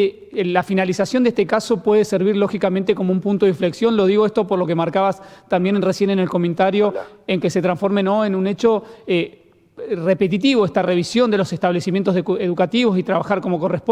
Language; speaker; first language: Spanish; native; Spanish